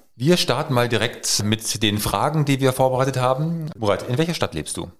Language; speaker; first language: German; native; German